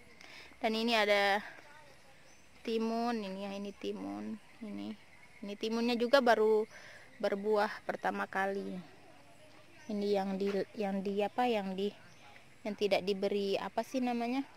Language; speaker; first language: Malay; non-native, local second language; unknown